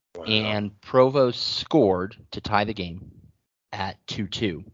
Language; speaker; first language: English; native; English